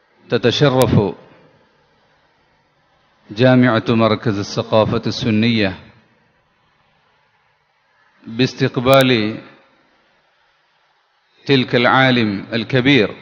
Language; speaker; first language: Arabic; non-native, fluent; Malayalam